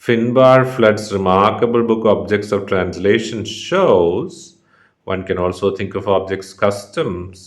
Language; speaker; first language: English; non-native, local second language; Malayalam